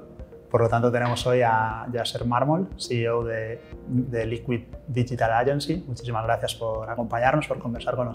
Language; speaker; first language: Spanish; native; Spanish